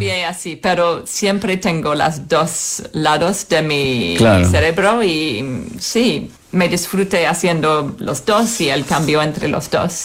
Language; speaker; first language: Spanish; non-native, fluent; English